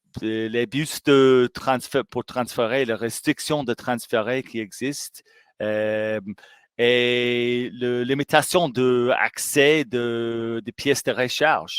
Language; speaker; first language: French; non-native, fluent; English